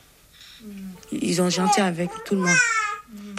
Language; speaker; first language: French; non-native, learner; Bambara